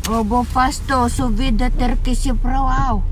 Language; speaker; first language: German; non-native, learner; Filipino